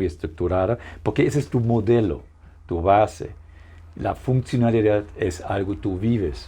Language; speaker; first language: Spanish; non-native, fluent; German